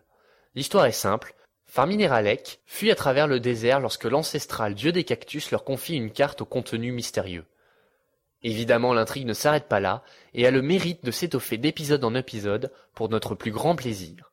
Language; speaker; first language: French; native; French